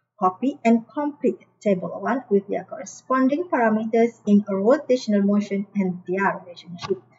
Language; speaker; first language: English; non-native, local second language; Malay